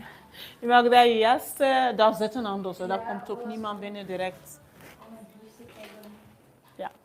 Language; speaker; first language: Dutch; non-native, learner; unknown